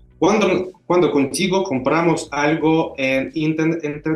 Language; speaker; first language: Spanish; non-native, fluent; Russian